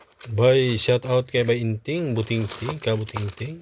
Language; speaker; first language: English; non-native, local second language; Filipino